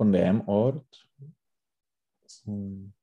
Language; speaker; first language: German; non-native, learner; Czech